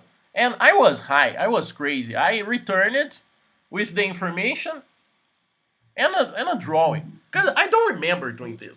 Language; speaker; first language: English; non-native, fluent; Portuguese